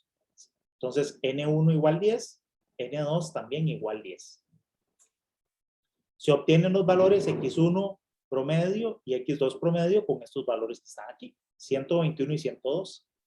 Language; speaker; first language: Spanish; native; Spanish